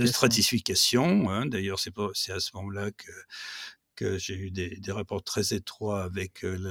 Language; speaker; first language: French; native; French